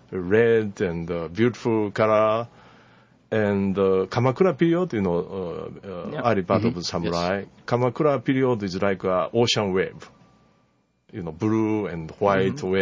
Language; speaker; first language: English; non-native, learner; Japanese